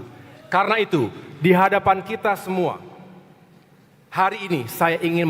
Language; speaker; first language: Indonesian; native; Indonesian